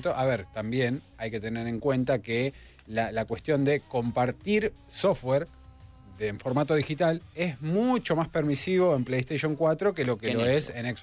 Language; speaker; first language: Spanish; native; Spanish